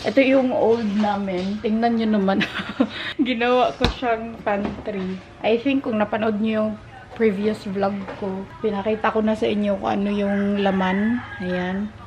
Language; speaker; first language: Filipino; non-native, local second language; Cebuano